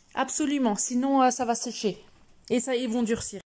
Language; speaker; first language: French; non-native, local second language; Arabic